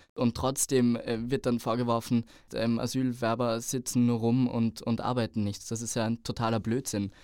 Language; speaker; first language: German; native; German